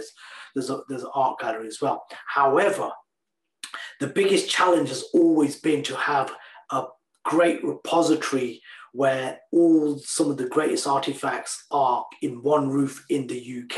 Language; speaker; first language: English; native; English